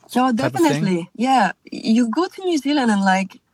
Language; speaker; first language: English; non-native, fluent; French